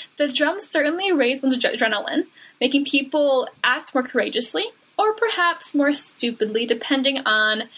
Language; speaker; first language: English; native; English